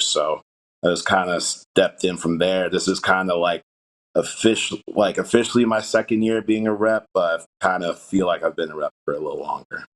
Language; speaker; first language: English; native; English